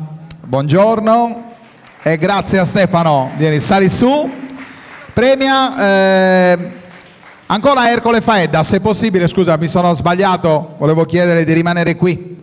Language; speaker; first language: Italian; native; Italian